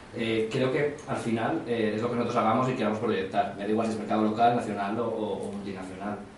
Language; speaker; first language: Spanish; native; Spanish